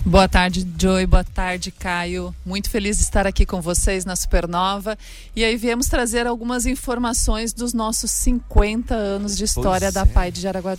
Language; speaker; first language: Portuguese; native; Portuguese